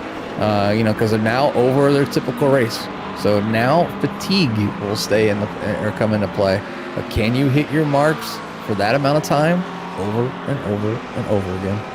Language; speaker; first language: English; native; English